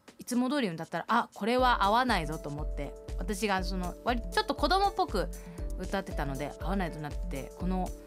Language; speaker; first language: Japanese; early bilingual, heritage; Japanese